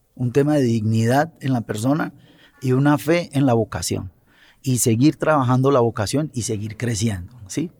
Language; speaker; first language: Spanish; native; Spanish